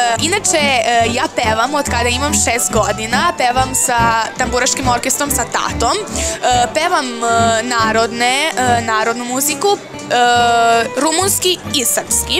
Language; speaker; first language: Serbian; early bilingual, heritage; Serbian